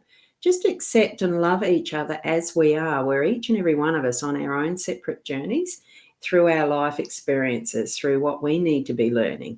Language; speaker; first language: English; native; English